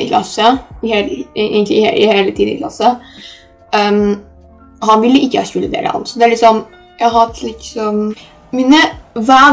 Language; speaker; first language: Norwegian; early bilingual, other home language; Polish